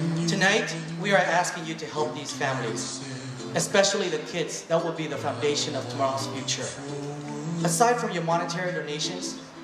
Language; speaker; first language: English; early bilingual, other home language; Vietnamese